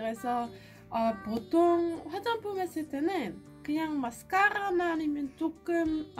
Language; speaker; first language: Korean; non-native, fluent; Dutch